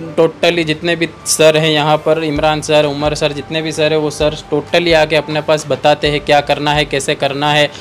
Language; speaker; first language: Hindi; non-native, local second language; Gujarati